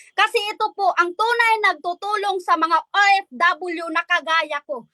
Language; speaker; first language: Filipino; non-native, local second language; Waray